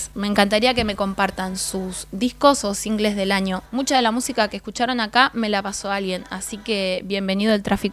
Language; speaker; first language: Spanish; native; Spanish